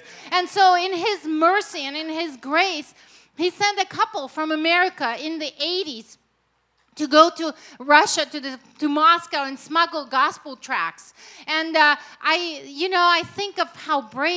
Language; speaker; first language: English; non-native, fluent; Russian